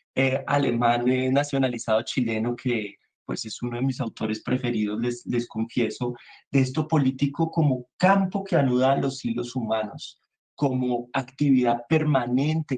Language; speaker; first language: Spanish; native; Spanish